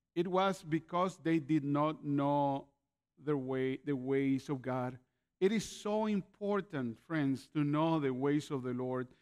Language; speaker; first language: English; non-native, fluent; Spanish